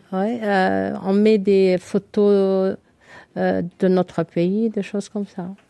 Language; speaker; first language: French; non-native, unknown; Arabic